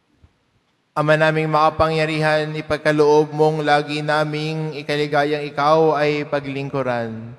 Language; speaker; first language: Filipino; native; Filipino